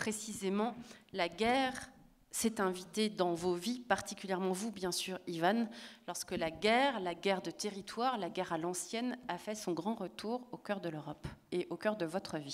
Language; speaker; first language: French; native; French